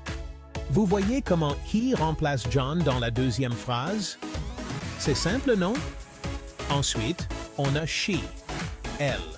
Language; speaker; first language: French; non-native, local second language; Haitian Creole